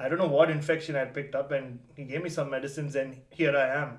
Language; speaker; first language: English; non-native, local second language; Tamil